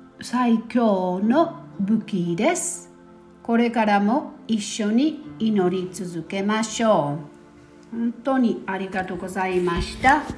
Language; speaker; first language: Japanese; non-native, fluent; German